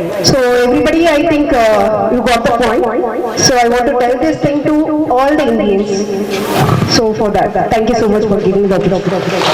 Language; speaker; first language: English; non-native, local second language; Tamil